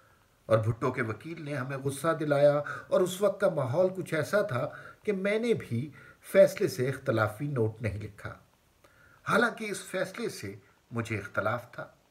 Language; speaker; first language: Urdu; native; Urdu